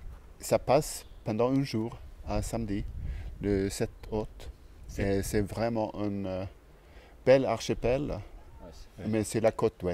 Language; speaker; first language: French; non-native, learner; Swedish